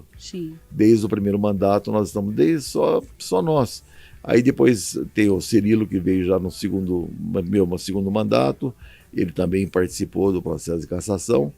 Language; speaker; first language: Portuguese; native; Portuguese